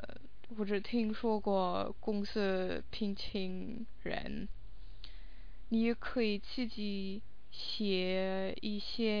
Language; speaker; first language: Chinese; non-native, fluent; English